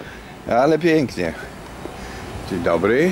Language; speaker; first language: Polish; native; Polish